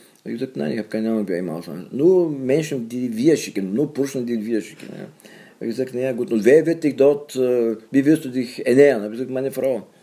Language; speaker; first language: German; non-native, fluent; Bulgarian